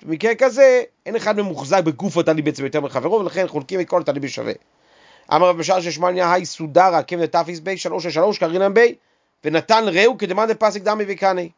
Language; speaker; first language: Hebrew; native; Hebrew